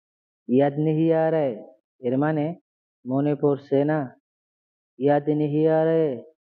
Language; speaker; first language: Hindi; non-native, fluent; Bangla